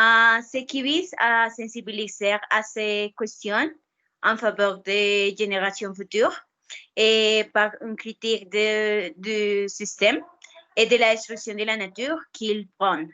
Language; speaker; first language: French; non-native, learner; Spanish